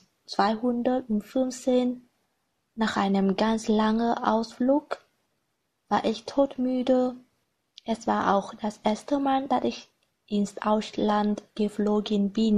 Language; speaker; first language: German; non-native, learner; Vietnamese